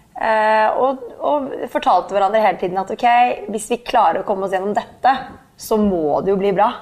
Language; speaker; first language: Norwegian; native; Norwegian